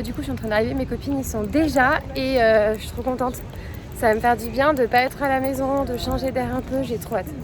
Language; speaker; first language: French; native; French